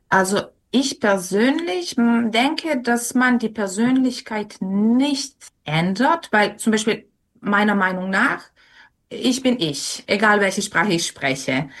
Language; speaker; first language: German; non-native, fluent; Serbian